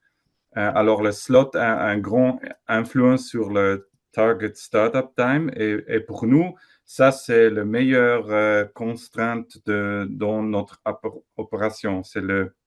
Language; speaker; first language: French; non-native, fluent; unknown